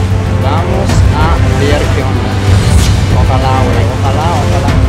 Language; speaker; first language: Spanish; non-native, fluent; German